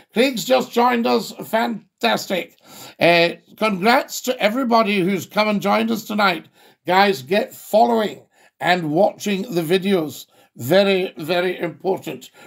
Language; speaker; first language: English; native; English